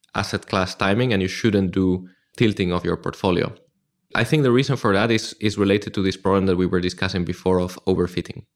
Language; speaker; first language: English; non-native, fluent; Spanish